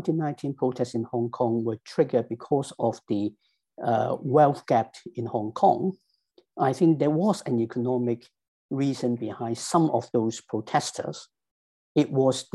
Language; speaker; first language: English; non-native, local second language; Cantonese